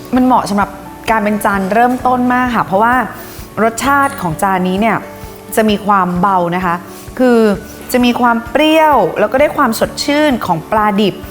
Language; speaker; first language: Thai; native; Thai